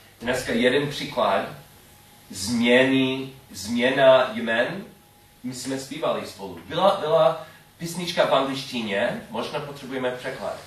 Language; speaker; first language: Czech; non-native, learner; English